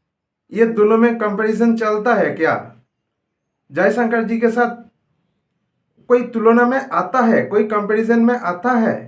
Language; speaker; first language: Hindi; non-native, local second language; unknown